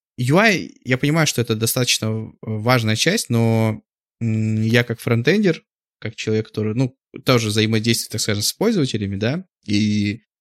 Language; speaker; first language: Russian; native; Russian